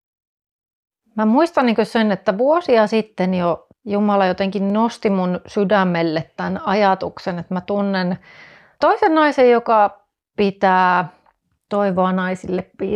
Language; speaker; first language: Finnish; native; Finnish